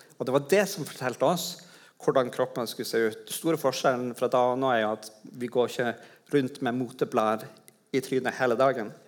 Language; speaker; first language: Norwegian; native; Norwegian